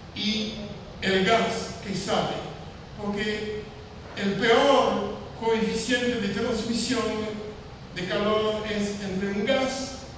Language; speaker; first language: Spanish; non-native, fluent; French